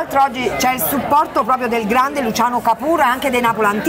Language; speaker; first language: Italian; native; Italian